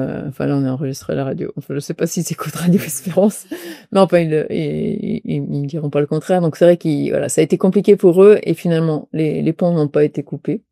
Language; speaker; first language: French; native; French